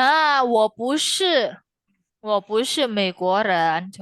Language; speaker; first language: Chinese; non-native, fluent; Indonesian